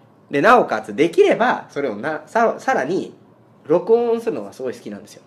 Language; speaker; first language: Japanese; non-native, fluent; Spanish